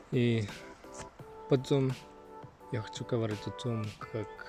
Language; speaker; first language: Russian; non-native, learner; Finnish